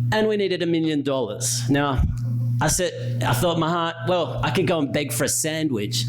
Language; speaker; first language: English; native; English